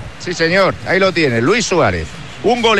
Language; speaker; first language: Spanish; native; Spanish